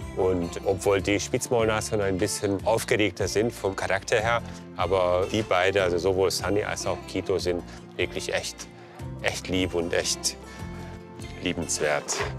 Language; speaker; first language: German; non-native, fluent; Hungarian